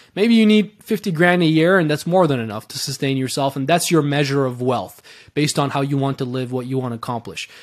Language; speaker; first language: English; early bilingual, other home language; Persian